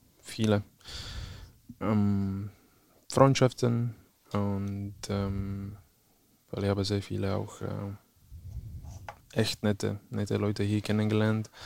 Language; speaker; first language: German; non-native, fluent; Czech